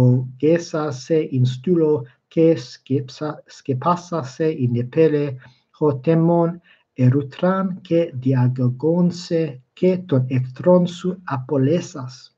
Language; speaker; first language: Greek; non-native, fluent; English